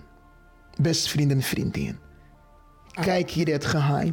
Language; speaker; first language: Dutch; non-native, fluent; Portuguese